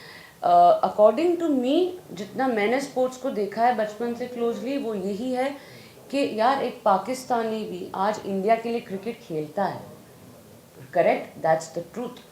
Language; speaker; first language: Hindi; native; Hindi